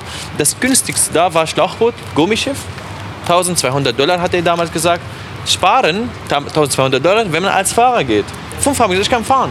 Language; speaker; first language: German; non-native, fluent; Arabic